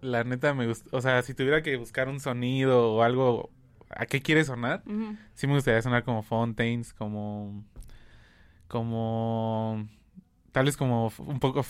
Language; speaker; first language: Spanish; native; Spanish